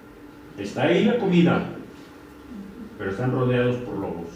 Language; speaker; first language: Spanish; native; Spanish